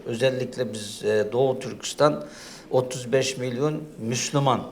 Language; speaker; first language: Turkish; non-native, fluent; Uyghur